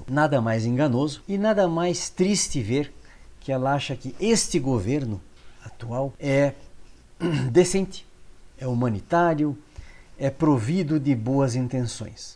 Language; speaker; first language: Portuguese; native; Portuguese